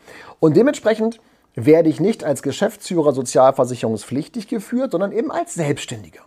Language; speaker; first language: German; native; German